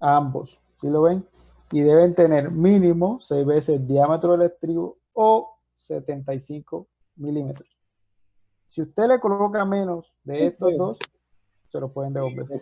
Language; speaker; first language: Spanish; native; Spanish